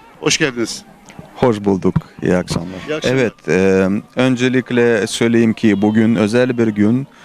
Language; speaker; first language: Turkish; non-native, fluent; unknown